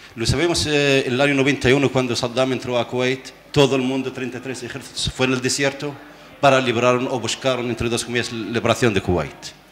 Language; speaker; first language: Spanish; non-native, fluent; Arabic